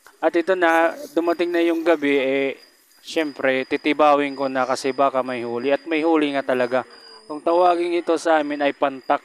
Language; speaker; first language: Filipino; non-native, local second language; Waray